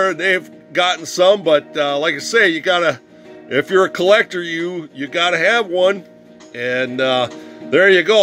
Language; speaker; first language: English; native; English